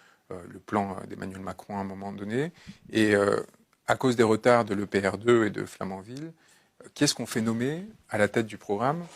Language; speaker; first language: French; native; French